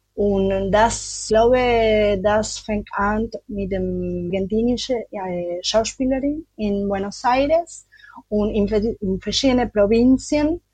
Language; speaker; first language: German; non-native, learner; Spanish